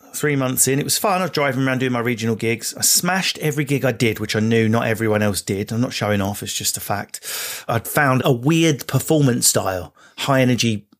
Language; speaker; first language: English; native; English